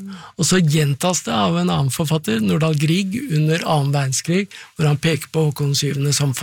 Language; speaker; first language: Norwegian; native; Norwegian